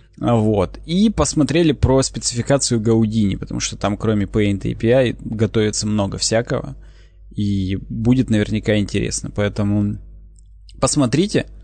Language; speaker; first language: Russian; native; Russian